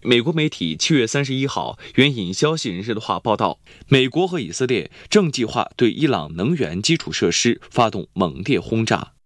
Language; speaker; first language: Chinese; native; Chinese